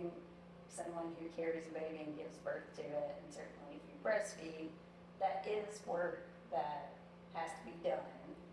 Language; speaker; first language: English; native; English